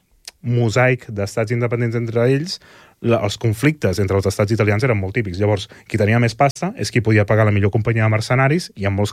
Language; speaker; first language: Catalan; native; Catalan